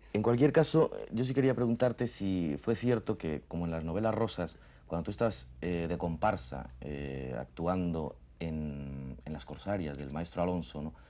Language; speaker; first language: Spanish; native; Spanish